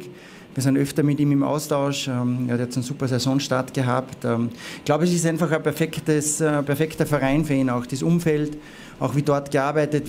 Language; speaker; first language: German; native; German